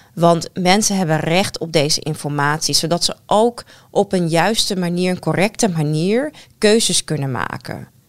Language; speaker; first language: Dutch; native; Dutch